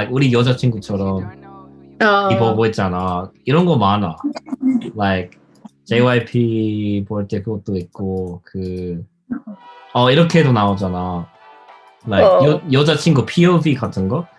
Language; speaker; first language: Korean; non-native, learner; English